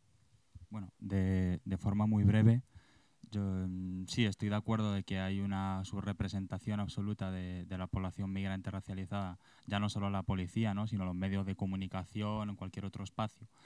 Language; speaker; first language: Spanish; native; Spanish